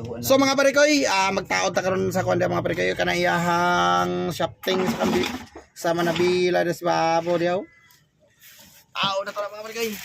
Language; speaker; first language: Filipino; non-native, local second language; Cebuano